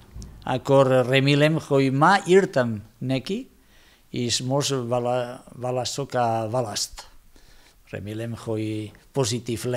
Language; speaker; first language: Hungarian; non-native, learner; Spanish